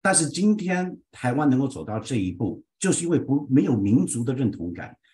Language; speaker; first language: Chinese; early bilingual, heritage; Chinese